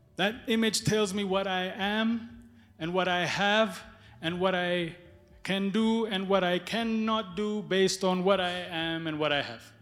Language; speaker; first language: English; early bilingual, other home language; Amharic